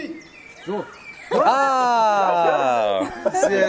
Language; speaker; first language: German; native; German